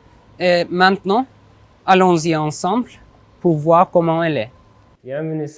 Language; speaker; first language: French; non-native, fluent; Turkish